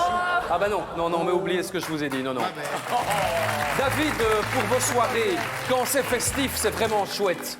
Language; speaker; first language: French; native; French